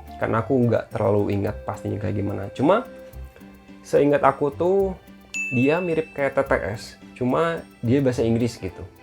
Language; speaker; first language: Indonesian; native; Indonesian